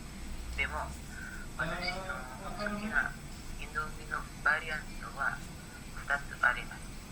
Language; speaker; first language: Japanese; non-native, learner; Indonesian